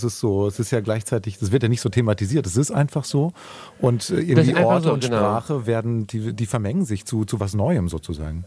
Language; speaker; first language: German; native; German